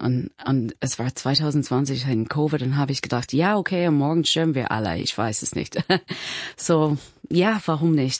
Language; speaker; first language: German; non-native, fluent; English